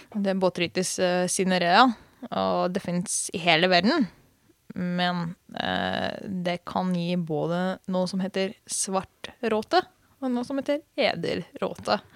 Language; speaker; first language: Norwegian; non-native, fluent; Hungarian